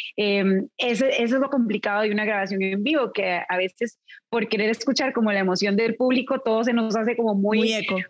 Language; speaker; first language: Spanish; native; Spanish